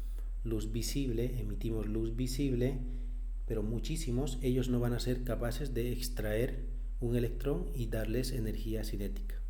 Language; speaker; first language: Spanish; native; Spanish